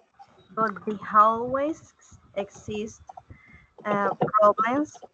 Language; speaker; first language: English; non-native, learner; Spanish